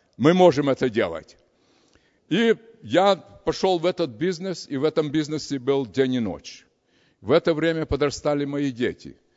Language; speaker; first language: Russian; early bilingual, heritage; Russian